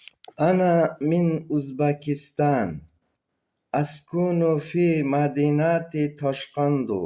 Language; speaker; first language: Arabic; non-native, learner; Uzbek